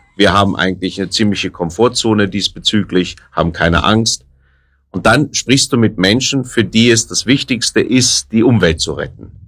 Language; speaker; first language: German; native; German